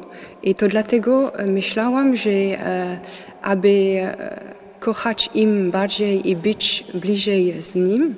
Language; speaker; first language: Polish; non-native, learner; French